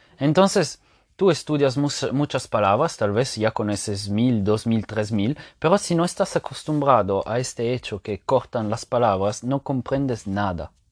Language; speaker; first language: Spanish; non-native, fluent; French